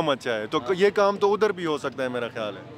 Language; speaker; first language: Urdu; non-native, local second language; Pashto